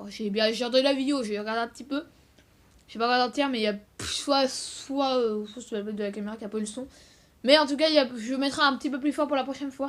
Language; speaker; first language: French; native; French